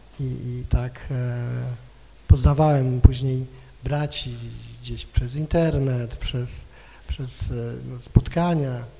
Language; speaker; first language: Polish; non-native, local second language; Kashubian